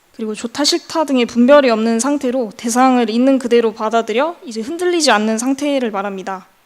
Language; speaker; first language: Korean; native; Korean